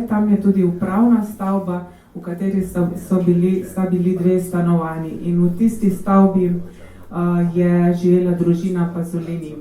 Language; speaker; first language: Slovenian; native; Slovenian